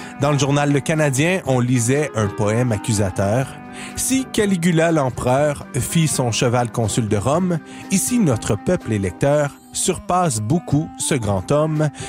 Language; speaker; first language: French; native; French